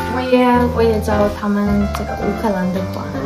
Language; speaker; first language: Chinese; non-native, learner; Ukrainian